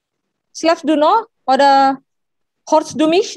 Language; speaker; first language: German; non-native, learner; Indonesian